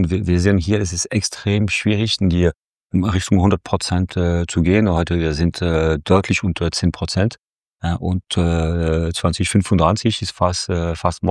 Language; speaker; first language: German; non-native, fluent; French